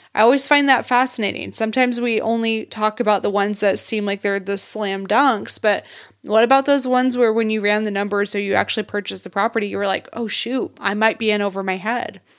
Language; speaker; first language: English; native; English